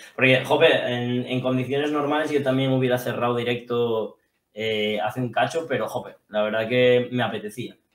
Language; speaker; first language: Spanish; native; Spanish